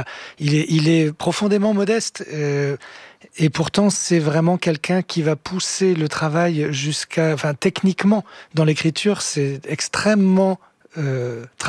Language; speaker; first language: French; native; French